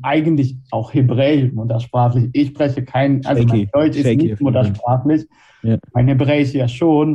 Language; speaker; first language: German; non-native, fluent; Hebrew